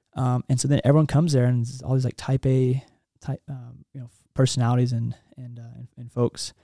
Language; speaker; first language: English; native; English